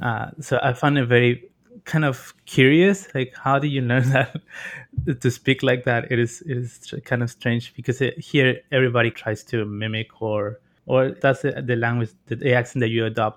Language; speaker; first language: English; non-native, fluent; Spanish